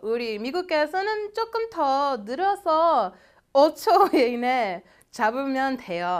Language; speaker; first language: Korean; non-native, fluent; English